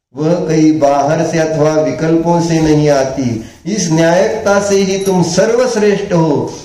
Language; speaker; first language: Hindi; non-native, local second language; Marathi